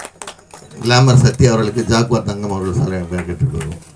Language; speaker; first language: Tamil; native; Tamil